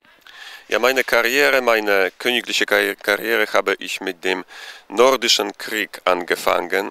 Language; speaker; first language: German; non-native, fluent; Polish